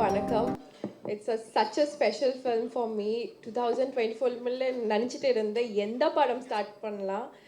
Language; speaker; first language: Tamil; non-native, learner; Malayalam